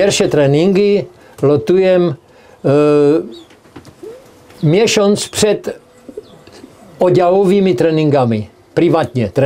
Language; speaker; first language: Polish; non-native, learner; Czech